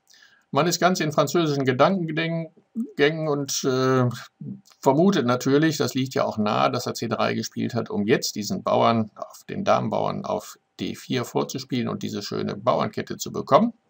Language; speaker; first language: German; native; German